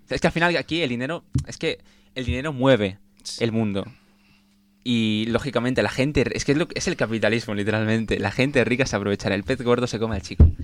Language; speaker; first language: Spanish; early bilingual, other home language; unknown